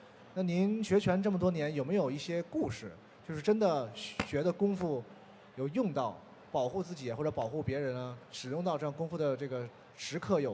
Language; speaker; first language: Chinese; native; Chinese